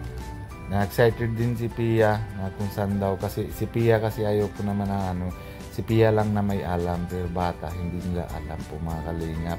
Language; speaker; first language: Filipino; non-native, learner; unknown